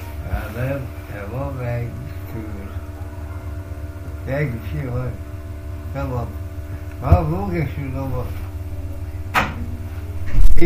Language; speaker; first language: Estonian; non-native, local second language; Russian